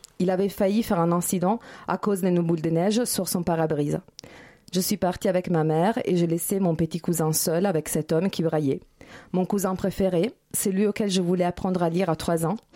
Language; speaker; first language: French; non-native, fluent; Italian